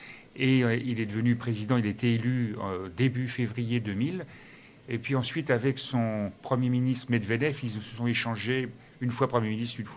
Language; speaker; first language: French; native; French